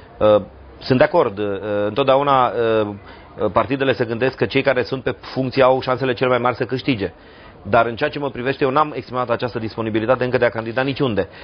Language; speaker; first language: Romanian; native; Romanian